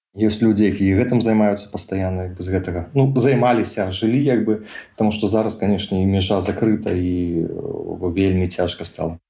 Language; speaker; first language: Belarusian; non-native, local second language; Russian